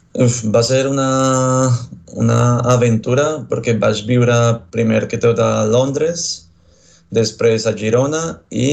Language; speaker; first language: Catalan; non-native, learner; Spanish